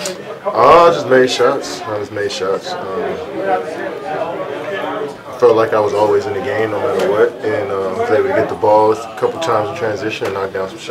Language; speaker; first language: English; native; English